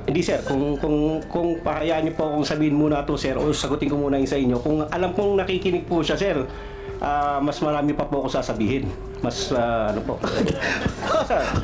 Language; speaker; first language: Filipino; non-native, local second language; Cebuano